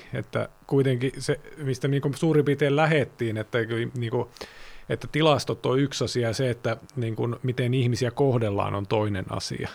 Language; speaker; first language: Finnish; native; Finnish